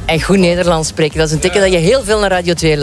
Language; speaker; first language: Dutch; native; Dutch